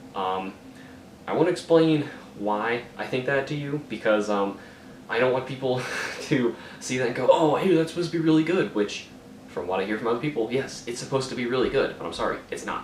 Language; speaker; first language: English; native; English